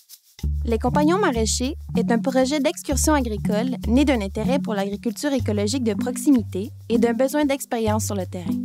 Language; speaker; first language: French; native; French